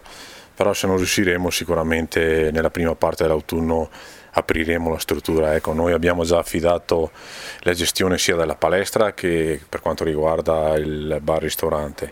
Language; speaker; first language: Italian; native; Italian